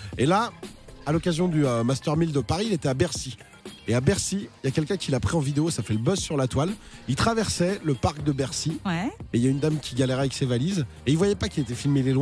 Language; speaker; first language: French; native; French